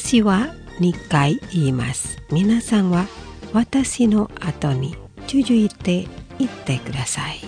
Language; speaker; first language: Japanese; non-native, fluent; Indonesian